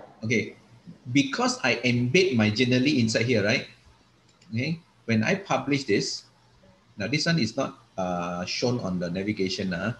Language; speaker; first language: English; non-native, local second language; Malay